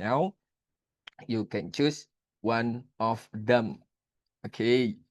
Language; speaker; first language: English; non-native, fluent; Indonesian